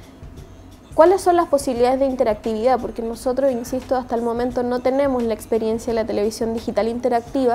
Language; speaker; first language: Spanish; native; Spanish